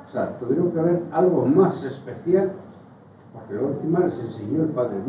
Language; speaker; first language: Spanish; native; Spanish